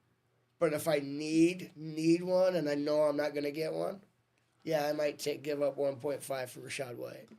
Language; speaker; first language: English; native; English